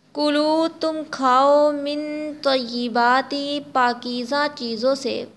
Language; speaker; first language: Urdu; native; Urdu